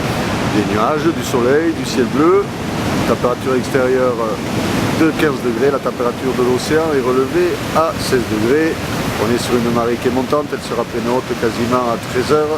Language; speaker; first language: French; native; French